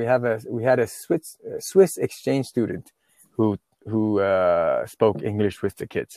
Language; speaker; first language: English; non-native, fluent; Chinese